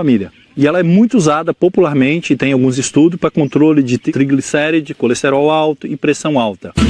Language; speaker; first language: Portuguese; native; Portuguese